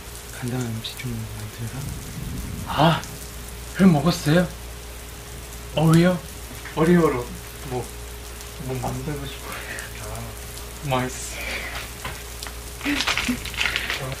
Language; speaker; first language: Korean; non-native, learner; Chinese